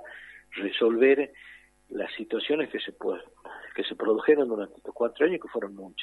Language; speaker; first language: Spanish; native; Spanish